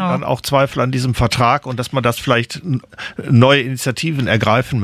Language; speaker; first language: German; native; German